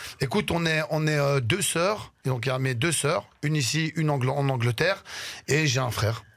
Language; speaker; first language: French; early bilingual, other home language; Arabic